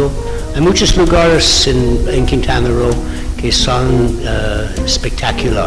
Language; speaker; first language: Spanish; non-native, learner; English